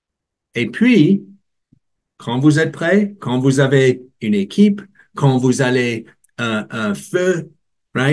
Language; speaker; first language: French; non-native, learner; English